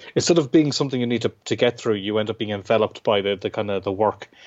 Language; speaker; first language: English; native; English